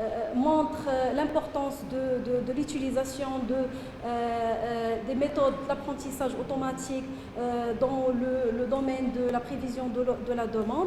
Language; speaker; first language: French; non-native, local second language; Arabic